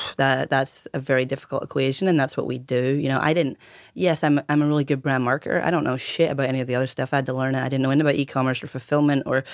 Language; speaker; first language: English; native; English